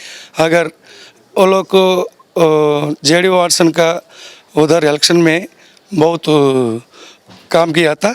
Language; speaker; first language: Hindi; non-native, local second language; Telugu